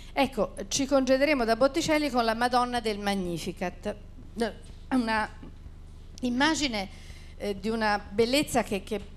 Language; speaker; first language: Italian; native; Italian